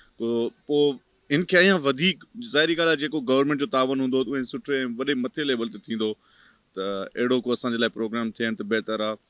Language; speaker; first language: Sindhi; native; Sindhi